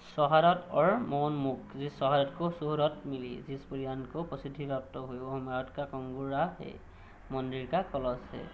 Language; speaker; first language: Hindi; non-native, local second language; Assamese